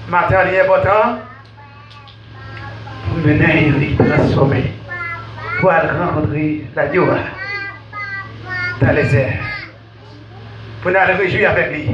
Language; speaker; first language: French; non-native, local second language; Haitian Creole